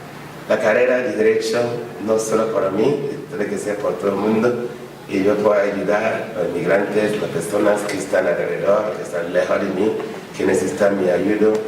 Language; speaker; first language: Spanish; non-native, fluent; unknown